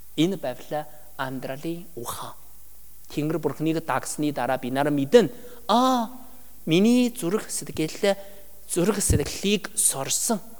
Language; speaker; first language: Mongolian; non-native, learner; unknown